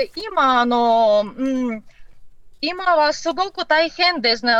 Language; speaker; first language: Japanese; non-native, learner; Ukrainian